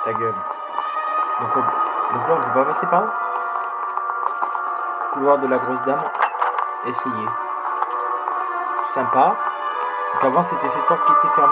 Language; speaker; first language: French; native; French